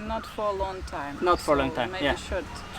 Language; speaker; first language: English; non-native, fluent; Russian